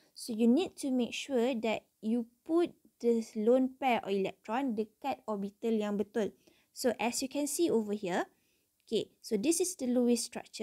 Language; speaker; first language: English; non-native, local second language; Malay